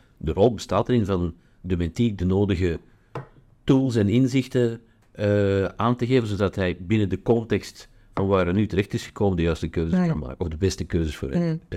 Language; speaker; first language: Dutch; native; Dutch